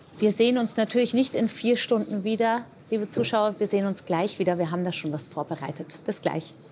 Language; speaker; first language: German; native; German